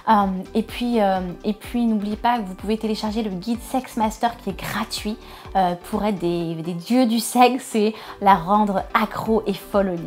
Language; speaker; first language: French; native; French